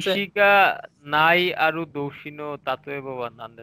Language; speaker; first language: Japanese; non-native, learner; Bangla